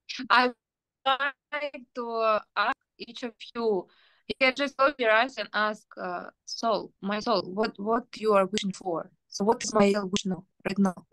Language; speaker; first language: English; non-native, learner; Russian